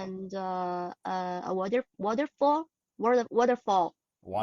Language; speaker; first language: English; non-native, learner; Chinese